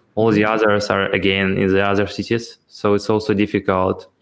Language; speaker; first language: English; non-native, fluent; Ukrainian